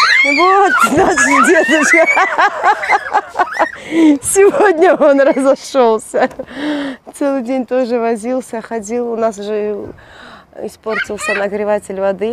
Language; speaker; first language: Russian; native; Russian